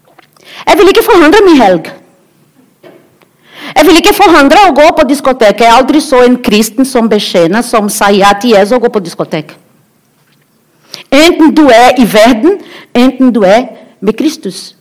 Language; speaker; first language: Norwegian; non-native, learner; Portuguese